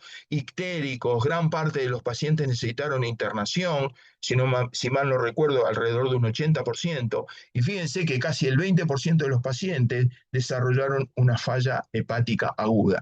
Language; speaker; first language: Spanish; native; Spanish